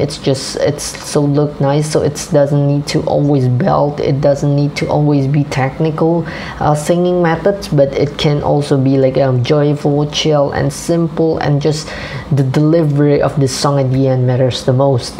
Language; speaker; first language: English; non-native, fluent; Indonesian